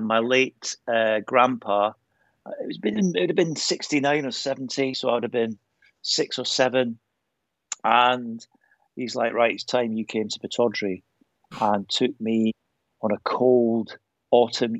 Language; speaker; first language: English; native; English